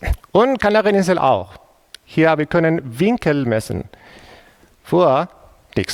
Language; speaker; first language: German; non-native, fluent; Spanish